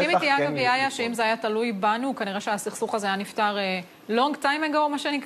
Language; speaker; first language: Hebrew; native; Hebrew